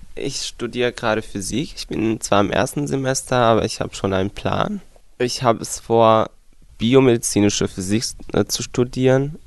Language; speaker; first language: German; non-native, fluent; Arabic